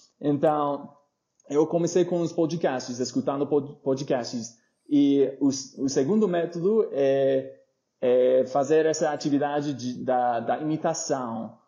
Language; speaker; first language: Portuguese; non-native, fluent; English